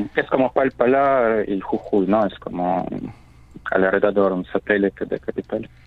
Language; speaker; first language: Spanish; non-native, fluent; Ukrainian